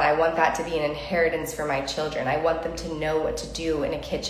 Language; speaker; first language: English; native; English